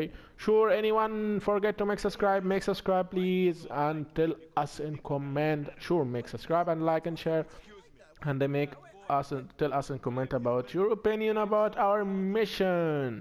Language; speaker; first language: English; non-native, learner; Arabic